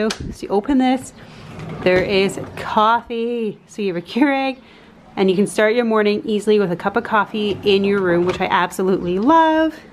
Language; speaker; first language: English; native; English